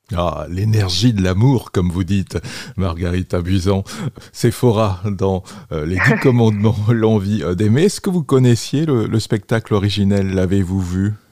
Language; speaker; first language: French; native; French